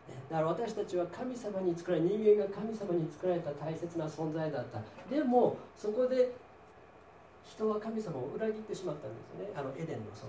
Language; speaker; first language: Japanese; native; Japanese